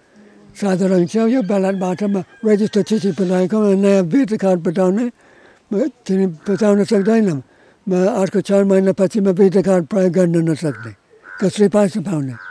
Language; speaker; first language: Nepali; non-native, learner; English